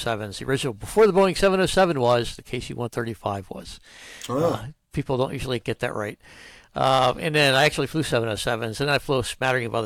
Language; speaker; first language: English; native; English